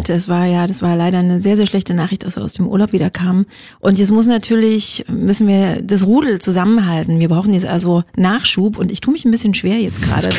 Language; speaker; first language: German; native; German